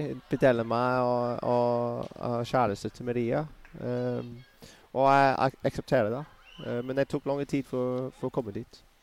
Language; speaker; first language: Norwegian; non-native, fluent; English